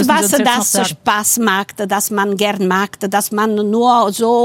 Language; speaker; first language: German; non-native, fluent; Italian